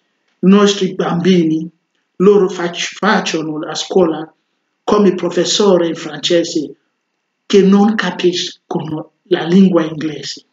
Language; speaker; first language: Italian; non-native, fluent; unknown